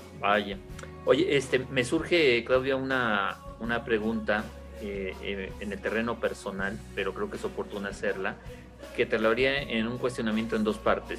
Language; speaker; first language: Spanish; native; Spanish